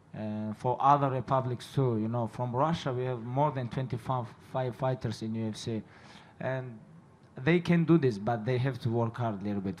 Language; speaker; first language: English; non-native, learner; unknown